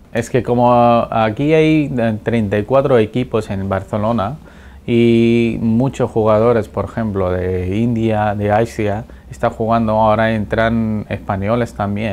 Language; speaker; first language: Spanish; non-native, learner; Urdu